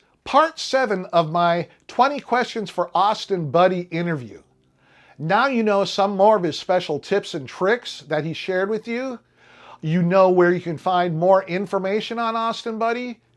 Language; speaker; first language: English; native; English